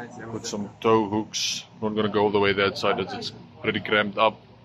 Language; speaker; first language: English; non-native, local second language; Afrikaans